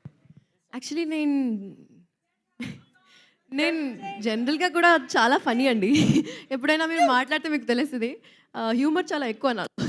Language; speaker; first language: Telugu; non-native, local second language; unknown